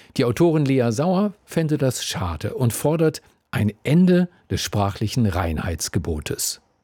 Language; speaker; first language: German; native; German